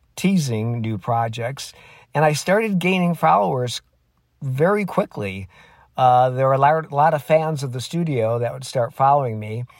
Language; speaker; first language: English; native; English